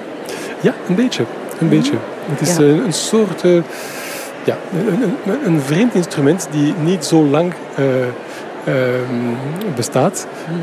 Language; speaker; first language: Dutch; non-native, fluent; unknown